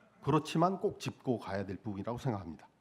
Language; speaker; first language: Korean; native; Korean